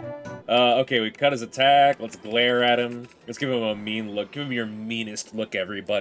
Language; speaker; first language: English; native; English